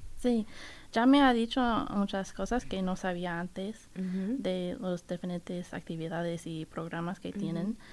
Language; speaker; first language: Spanish; non-native, fluent; English